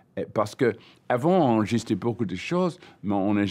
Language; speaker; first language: French; non-native, learner; English